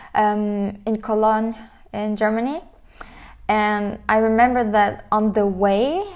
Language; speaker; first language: English; non-native, fluent; French